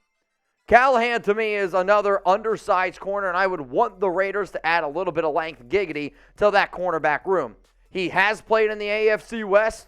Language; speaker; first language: English; native; English